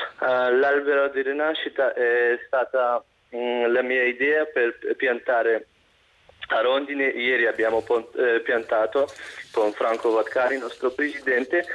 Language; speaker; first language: Italian; non-native, learner; Russian